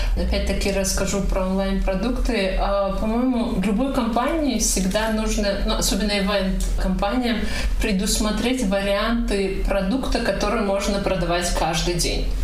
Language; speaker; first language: Russian; non-native, local second language; Tajik